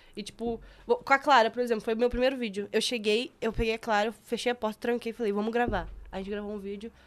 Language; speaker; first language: Portuguese; native; Portuguese